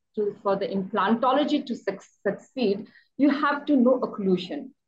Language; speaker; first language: English; non-native, local second language; Hindi